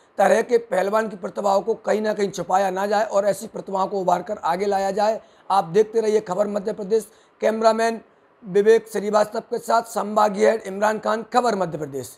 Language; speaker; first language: Hindi; native; Hindi